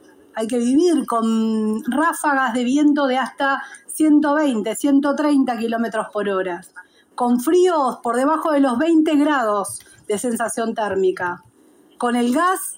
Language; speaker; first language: Spanish; native; Spanish